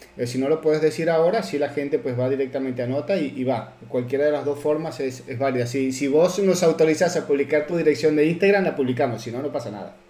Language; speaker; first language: Spanish; native; Spanish